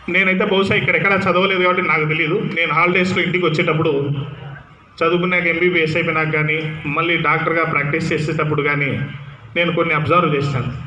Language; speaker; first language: Telugu; native; Telugu